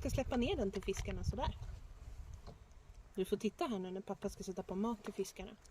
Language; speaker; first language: Swedish; native; Swedish